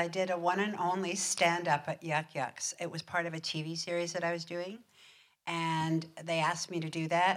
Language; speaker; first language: English; native; English